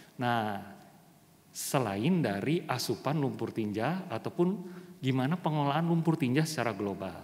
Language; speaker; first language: Indonesian; native; Indonesian